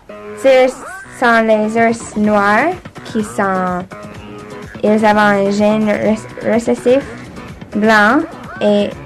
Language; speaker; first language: French; non-native, local second language; English